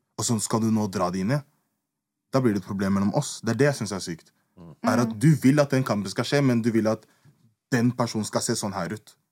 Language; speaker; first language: Norwegian; early bilingual, other home language; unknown